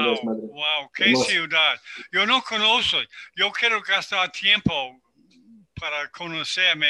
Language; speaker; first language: Spanish; non-native, learner; English